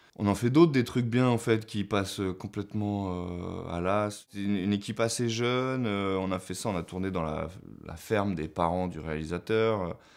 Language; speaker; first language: French; native; French